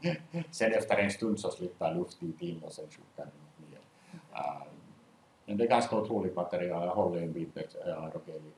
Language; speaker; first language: Swedish; native; Swedish